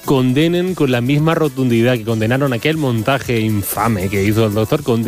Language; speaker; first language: Spanish; native; Spanish